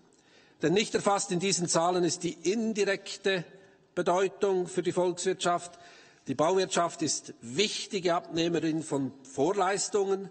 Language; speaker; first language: German; native; German